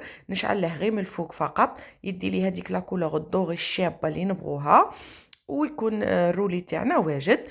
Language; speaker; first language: Arabic; native; Arabic